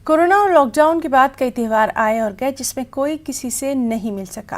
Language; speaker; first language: Hindi; native; Hindi